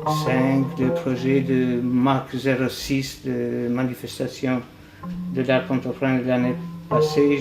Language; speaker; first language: French; non-native, fluent; Albanian